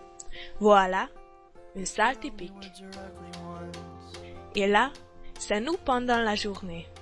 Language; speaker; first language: French; non-native, learner; Hungarian